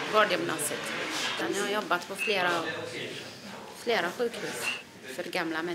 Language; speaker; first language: Swedish; non-native, learner; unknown